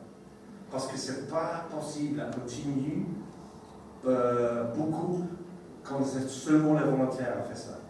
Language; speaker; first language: French; non-native, learner; English